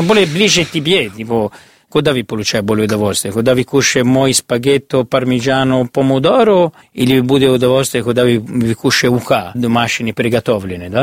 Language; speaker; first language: Russian; non-native, learner; Italian